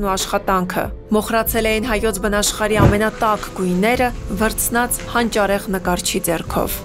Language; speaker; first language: Armenian; native; Armenian